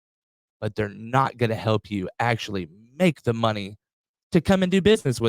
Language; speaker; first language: English; native; English